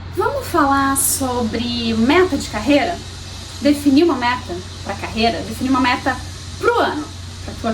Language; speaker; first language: Portuguese; native; Portuguese